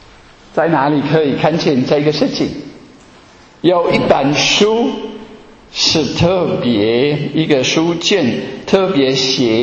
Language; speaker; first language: Chinese; non-native, fluent; German